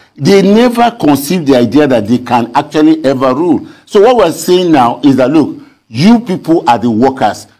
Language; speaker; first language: English; non-native, local second language; Yoruba